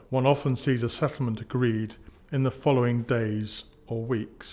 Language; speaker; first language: English; native; English